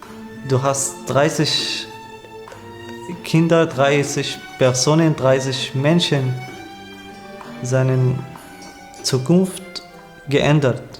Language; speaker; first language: German; non-native, learner; Arabic